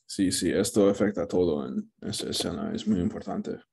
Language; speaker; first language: Spanish; non-native, learner; English